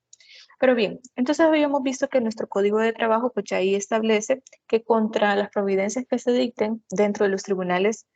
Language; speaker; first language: Spanish; native; Spanish